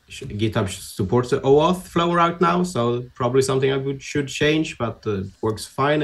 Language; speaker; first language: English; non-native, fluent; Swedish